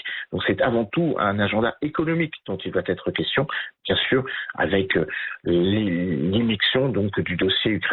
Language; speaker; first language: French; native; French